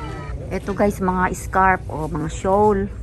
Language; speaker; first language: Filipino; native; Filipino